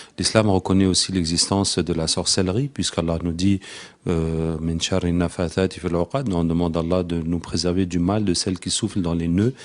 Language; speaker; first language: French; non-native, local second language; Arabic